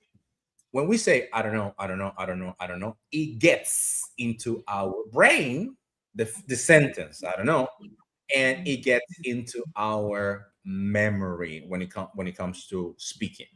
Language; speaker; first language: English; non-native, fluent; Spanish